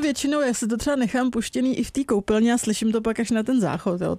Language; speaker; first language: Czech; native; Czech